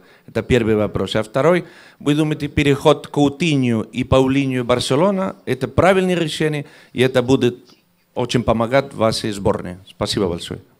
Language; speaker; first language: Russian; non-native, fluent; Spanish